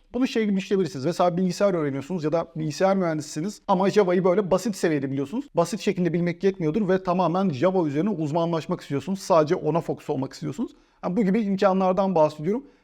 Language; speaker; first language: Turkish; native; Turkish